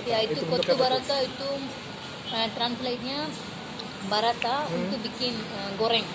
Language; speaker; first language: Indonesian; non-native, learner; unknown